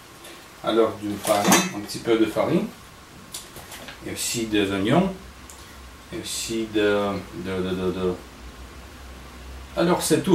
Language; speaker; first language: French; non-native, learner; Russian